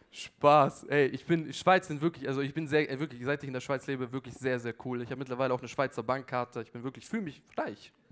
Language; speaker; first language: German; early bilingual, other home language; Albanian